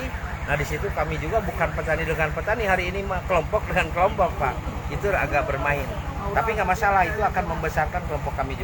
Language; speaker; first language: Indonesian; native; Indonesian